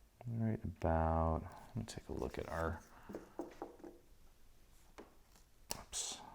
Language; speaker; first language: English; native; English